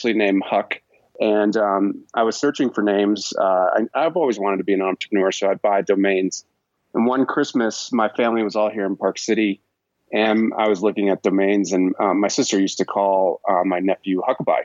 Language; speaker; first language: English; native; English